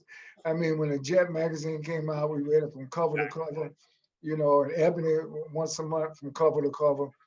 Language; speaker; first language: English; native; English